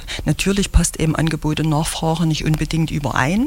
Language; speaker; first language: German; native; German